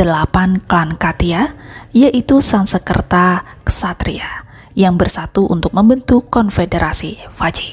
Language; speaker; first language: Indonesian; native; Indonesian